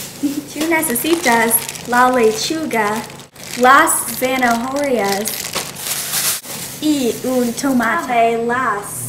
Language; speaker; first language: Spanish; non-native, learner; English